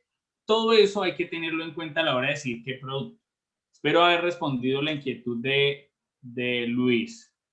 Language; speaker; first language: Spanish; native; Spanish